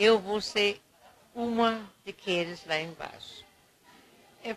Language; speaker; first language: Portuguese; non-native, fluent; Danish